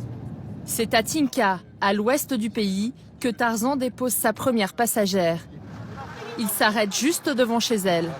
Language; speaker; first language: French; native; French